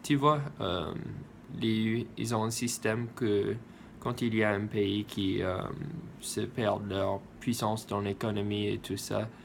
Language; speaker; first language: French; non-native, learner; English